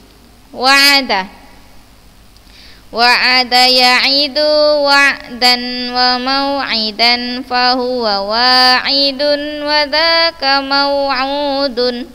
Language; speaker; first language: Arabic; non-native, fluent; Indonesian